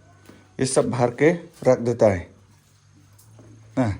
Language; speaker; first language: Hindi; non-native, local second language; Khasi